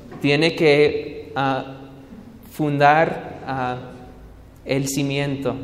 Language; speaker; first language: Spanish; non-native, learner; English